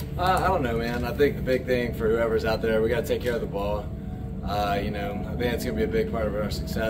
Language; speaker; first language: English; native; English